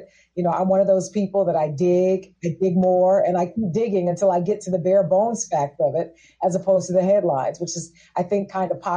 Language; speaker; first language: English; native; English